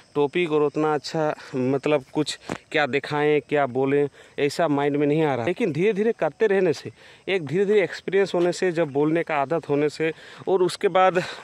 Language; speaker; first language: Hindi; non-native, local second language; Bangla